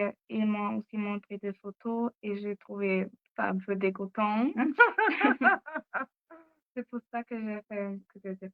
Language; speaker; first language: French; non-native, learner; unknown